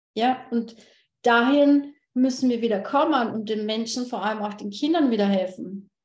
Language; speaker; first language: German; native; German